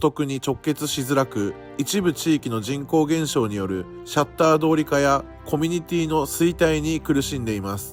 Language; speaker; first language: Japanese; native; Japanese